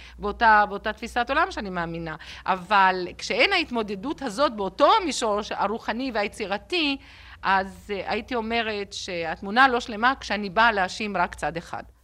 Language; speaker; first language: Hebrew; native; Hebrew